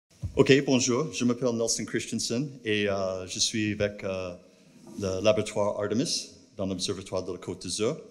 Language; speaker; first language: French; non-native, fluent; English